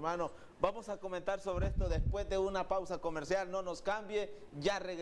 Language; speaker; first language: Spanish; native; Spanish